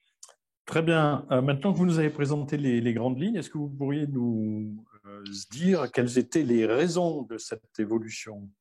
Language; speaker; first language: French; native; French